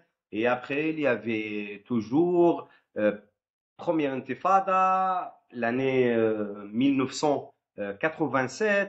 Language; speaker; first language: French; non-native, fluent; Arabic